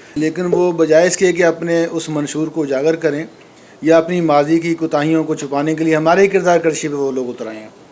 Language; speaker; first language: Urdu; non-native, local second language; Punjabi